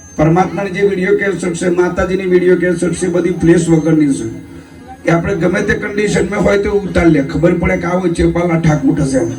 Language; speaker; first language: Gujarati; native; Gujarati